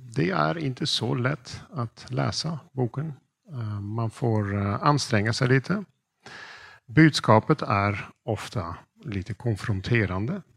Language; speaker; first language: Swedish; non-native, fluent; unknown